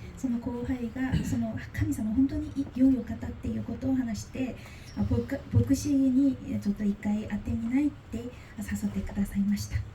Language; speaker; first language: Japanese; non-native, fluent; Korean